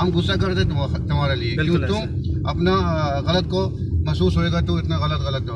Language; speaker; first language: Hindi; non-native, learner; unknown